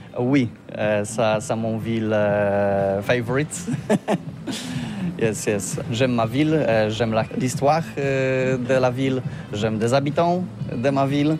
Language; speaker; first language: French; non-native, learner; Polish